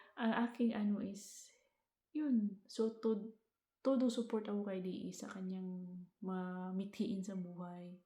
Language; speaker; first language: Filipino; non-native, local second language; Cebuano